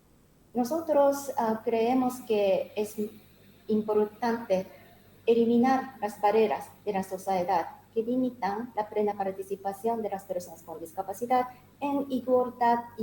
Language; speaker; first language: Spanish; non-native, learner; Japanese